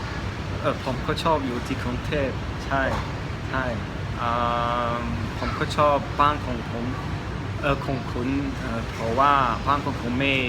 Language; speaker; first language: Thai; non-native, learner; English